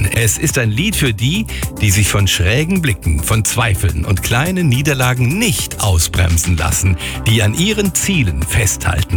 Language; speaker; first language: German; native; German